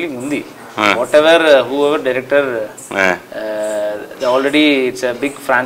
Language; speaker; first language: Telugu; non-native, learner; Tamil